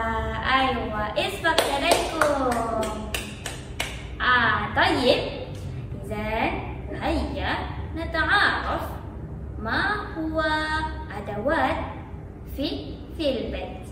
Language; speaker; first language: Arabic; non-native, learner; Malay